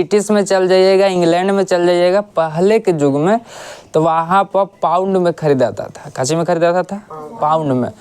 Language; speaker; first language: Hindi; native; Hindi